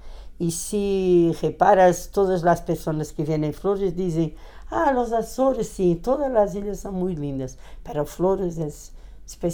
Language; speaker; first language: Spanish; non-native, fluent; Portuguese